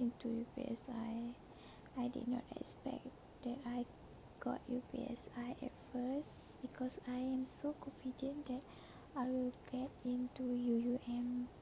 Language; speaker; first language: English; non-native, learner; Malay